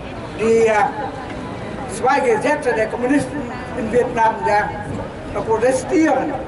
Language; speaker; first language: German; non-native, learner; Vietnamese